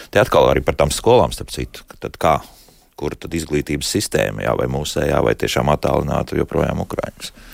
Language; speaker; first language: Latvian; native; Latvian